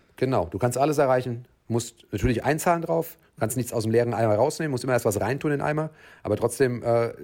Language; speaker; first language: German; native; German